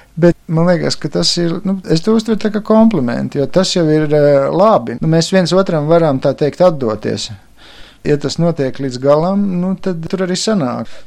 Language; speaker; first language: Latvian; native; Latvian